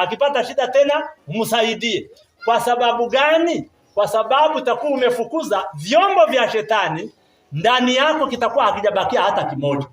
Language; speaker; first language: Swahili; non-native, local second language; Kinyarwanda